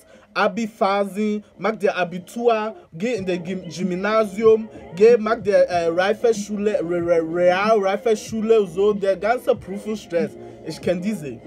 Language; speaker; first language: German; non-native, learner; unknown